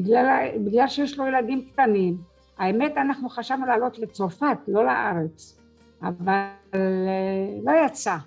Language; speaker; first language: Hebrew; early bilingual, other home language; French